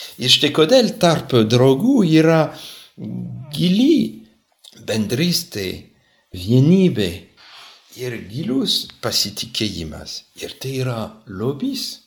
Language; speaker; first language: Lithuanian; non-native, fluent; French